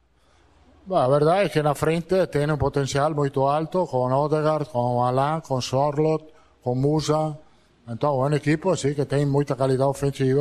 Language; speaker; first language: Portuguese; non-native, learner; Italian